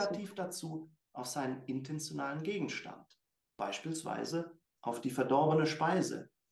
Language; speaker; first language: German; native; German